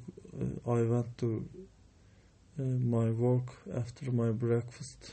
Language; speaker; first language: English; non-native, learner; Turkish